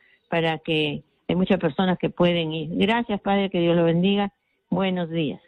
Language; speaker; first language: Spanish; native; Spanish